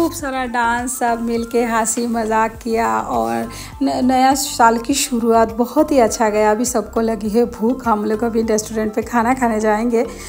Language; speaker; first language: Hindi; non-native, local second language; Bangla